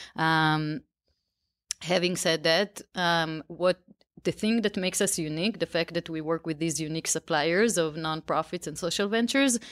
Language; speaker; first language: English; non-native, fluent; Hebrew